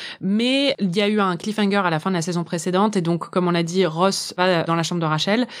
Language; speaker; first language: French; native; French